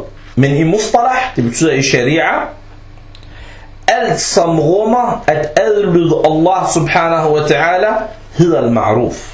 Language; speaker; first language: Danish; early bilingual, other home language; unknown